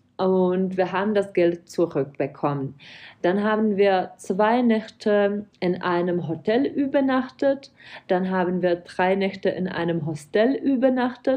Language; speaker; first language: German; non-native, fluent; Czech